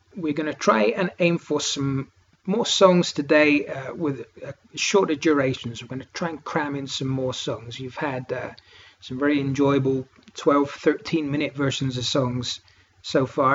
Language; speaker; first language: English; native; English